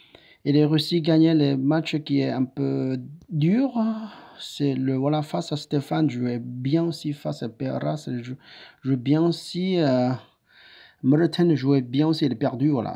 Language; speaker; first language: French; non-native, learner; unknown